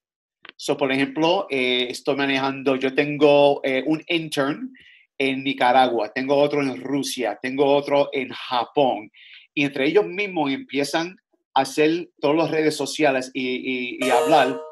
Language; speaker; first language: Spanish; early bilingual, other home language; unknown